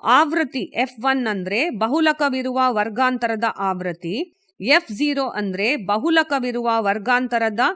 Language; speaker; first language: Kannada; native; Kannada